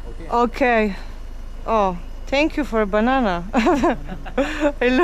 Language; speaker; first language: English; non-native, learner; Polish